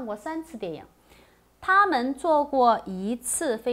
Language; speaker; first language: Chinese; non-native, fluent; Korean